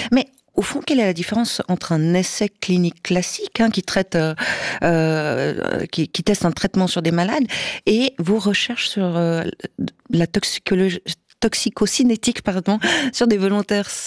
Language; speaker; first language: French; native; French